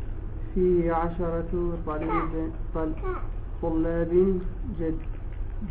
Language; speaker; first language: Arabic; non-native, learner; French